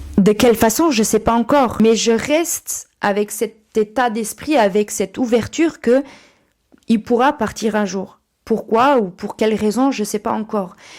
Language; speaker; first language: French; early bilingual, other home language; Portuguese